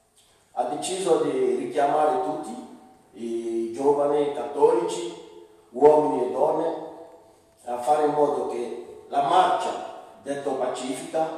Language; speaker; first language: Italian; non-native, fluent; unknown